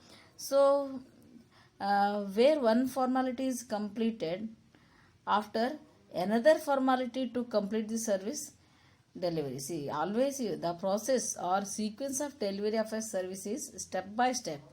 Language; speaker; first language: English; non-native, local second language; Kannada